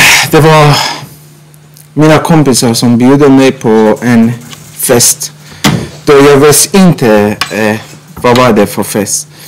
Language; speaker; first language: Swedish; non-native, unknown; Persian